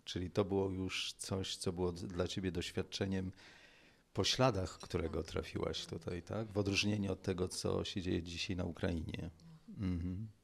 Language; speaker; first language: Polish; native; Polish